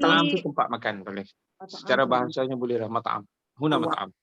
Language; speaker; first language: Indonesian; non-native, local second language; Malay